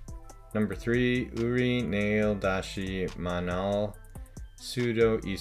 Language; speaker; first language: Korean; non-native, learner; English